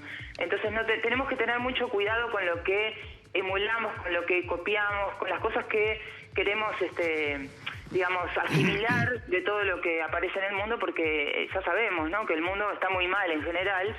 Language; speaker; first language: Spanish; native; Spanish